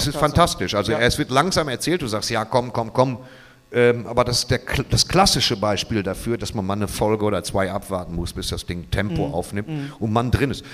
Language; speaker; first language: German; native; German